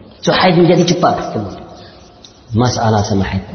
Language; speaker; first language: Indonesian; non-native, learner; Arabic